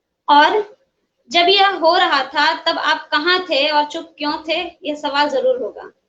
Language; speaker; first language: Hindi; native; Hindi